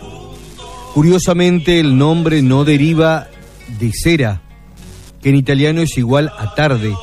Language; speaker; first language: Spanish; native; Spanish